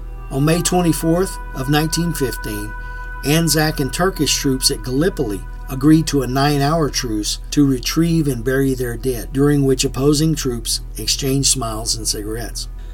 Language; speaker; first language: English; native; English